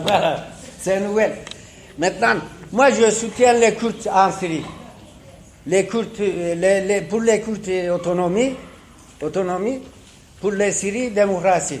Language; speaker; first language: French; non-native, learner; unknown